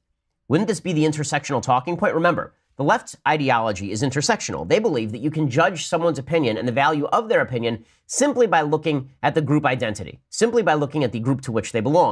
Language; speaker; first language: English; native; English